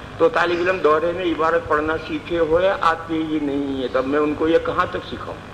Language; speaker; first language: Urdu; non-native, local second language; Gujarati